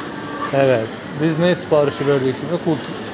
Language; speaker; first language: Turkish; early bilingual, heritage; Turkish